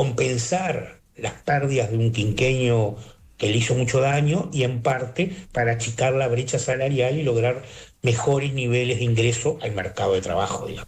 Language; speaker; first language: Spanish; native; Spanish